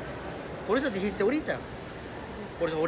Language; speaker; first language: Spanish; non-native, learner; Japanese